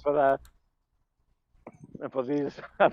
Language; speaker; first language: English; non-native, fluent; Spanish